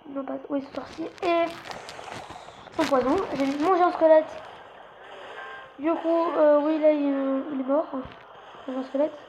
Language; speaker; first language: French; native; French